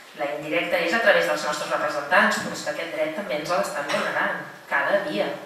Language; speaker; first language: Catalan; native; Catalan